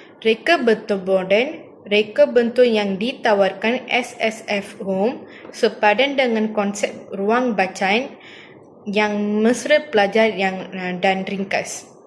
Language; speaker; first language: Malay; non-native, local second language; Tamil